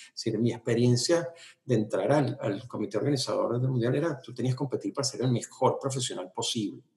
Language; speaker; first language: Spanish; native; Spanish